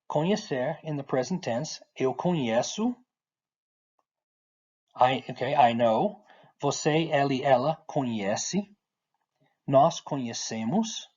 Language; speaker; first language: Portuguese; non-native, fluent; English